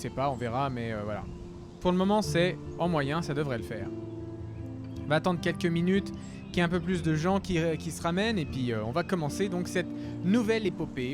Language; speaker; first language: French; native; French